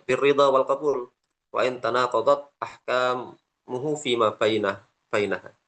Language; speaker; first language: Arabic; non-native, fluent; Indonesian